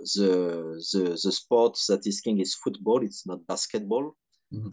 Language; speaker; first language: English; non-native, fluent; French